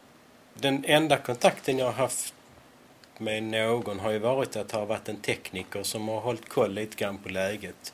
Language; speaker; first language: Swedish; native; Swedish